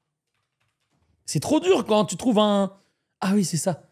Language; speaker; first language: French; native; French